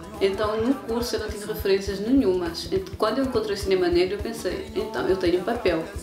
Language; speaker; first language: Portuguese; non-native, local second language; Kabuverdianu